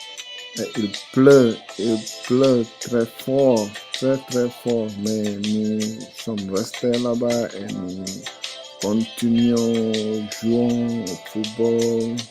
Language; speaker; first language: French; non-native, learner; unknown